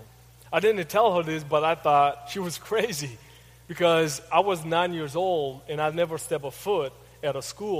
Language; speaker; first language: English; non-native, fluent; Haitian Creole